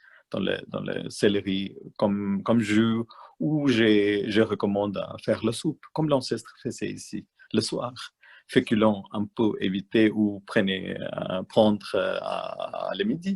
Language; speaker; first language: French; non-native, learner; Malayalam